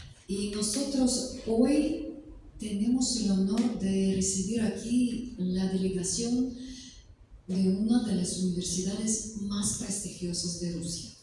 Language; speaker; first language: Spanish; non-native, fluent; Russian